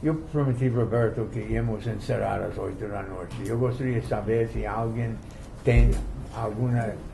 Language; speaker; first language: Portuguese; non-native, fluent; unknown